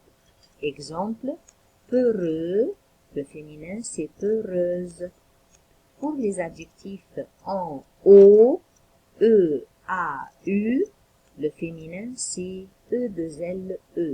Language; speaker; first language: French; non-native, local second language; Arabic